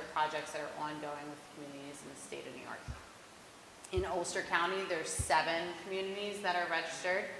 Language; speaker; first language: English; native; English